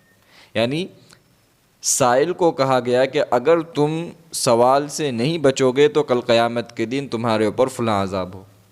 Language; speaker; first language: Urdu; non-native, local second language; Gujarati